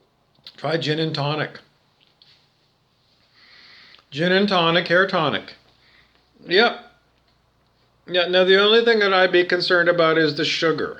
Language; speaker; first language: English; native; English